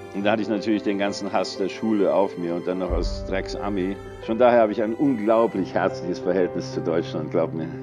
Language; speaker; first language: German; early bilingual, other home language; English